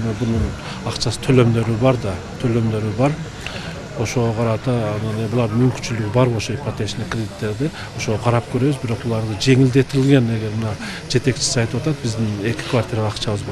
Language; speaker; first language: Kyrgyz; native; Kyrgyz